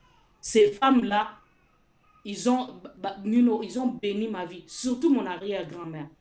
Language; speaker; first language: French; non-native, local second language; Lingala